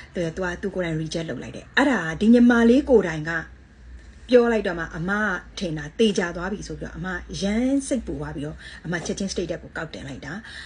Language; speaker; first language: Burmese; native; Burmese